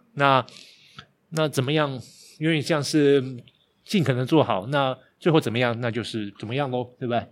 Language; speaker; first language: Chinese; native; Chinese